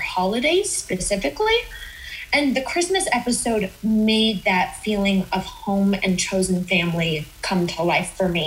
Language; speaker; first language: English; native; English